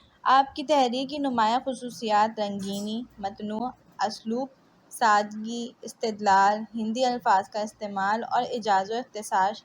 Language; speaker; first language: Urdu; native; Urdu